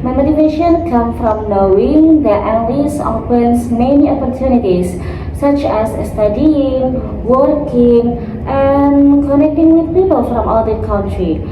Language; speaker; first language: English; non-native, learner; Indonesian